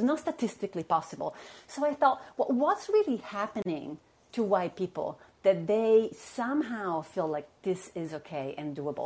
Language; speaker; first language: English; non-native, fluent; Italian